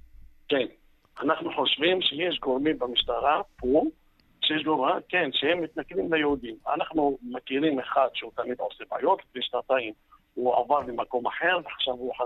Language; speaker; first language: Hebrew; non-native, fluent; Arabic